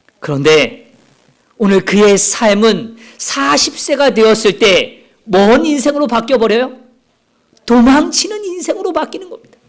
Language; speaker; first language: Korean; native; Korean